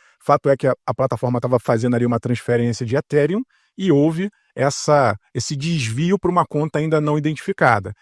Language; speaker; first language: Portuguese; native; Portuguese